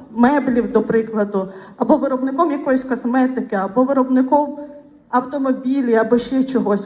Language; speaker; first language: Ukrainian; non-native, local second language; Russian